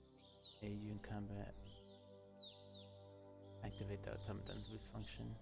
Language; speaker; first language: English; native; English